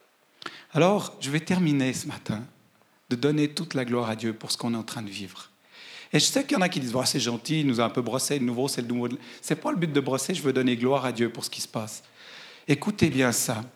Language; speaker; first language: French; native; French